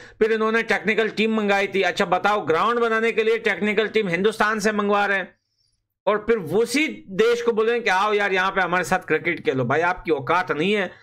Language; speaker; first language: Urdu; native; Urdu